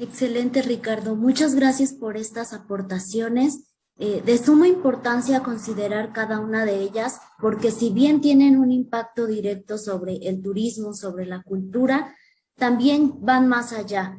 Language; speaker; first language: Spanish; native; Spanish